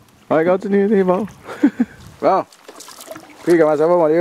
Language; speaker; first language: French; native; French